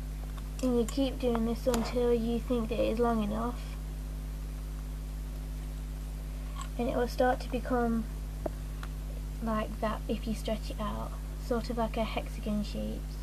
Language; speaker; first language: English; native; English